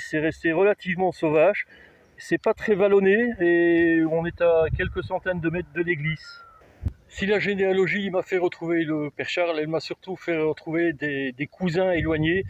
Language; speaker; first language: French; native; French